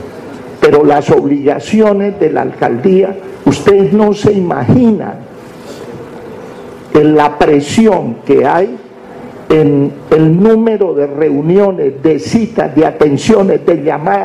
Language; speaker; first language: Spanish; native; Spanish